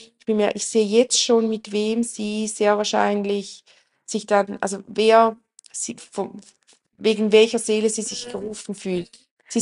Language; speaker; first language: German; native; German